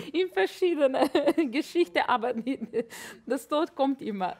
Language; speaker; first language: German; non-native, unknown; Latvian